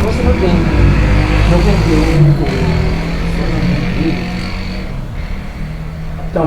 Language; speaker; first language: Portuguese; non-native, learner; Haitian Creole